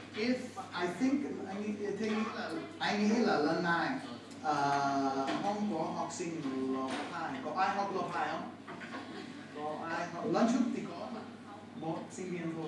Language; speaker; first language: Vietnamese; non-native, fluent; English